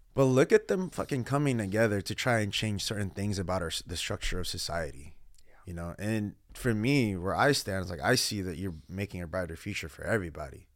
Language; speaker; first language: English; early bilingual, other home language; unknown